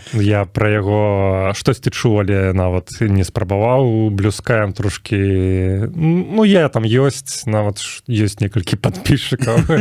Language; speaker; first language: Belarusian; native; Belarusian